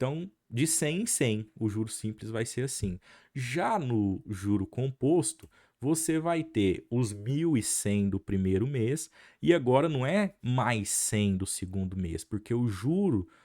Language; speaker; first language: Portuguese; native; Portuguese